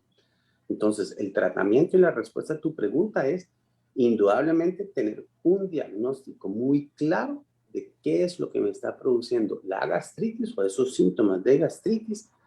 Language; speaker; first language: Spanish; native; Spanish